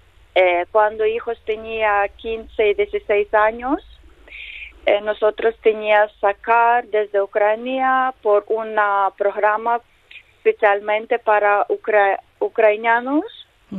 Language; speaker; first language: Spanish; non-native, learner; Ukrainian